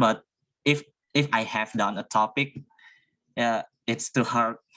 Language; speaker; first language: English; non-native, learner; Indonesian